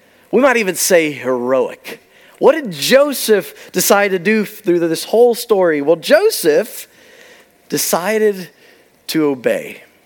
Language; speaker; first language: English; native; English